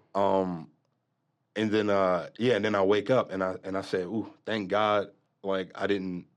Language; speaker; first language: English; native; English